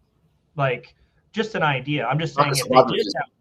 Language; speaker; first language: English; native; English